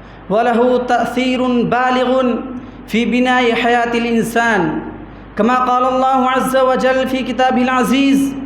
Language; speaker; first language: Arabic; non-native, fluent; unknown